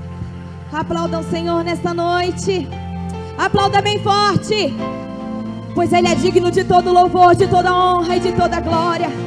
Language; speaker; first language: Portuguese; native; Portuguese